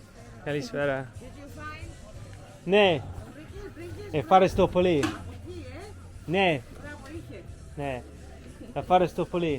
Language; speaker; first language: Greek; non-native, learner; English